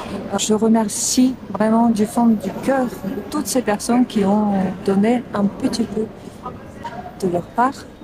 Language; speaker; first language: French; non-native, fluent; Russian